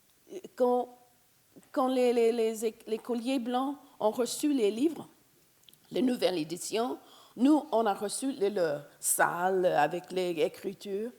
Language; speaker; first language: French; non-native, fluent; English